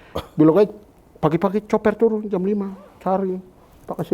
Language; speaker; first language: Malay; non-native, local second language; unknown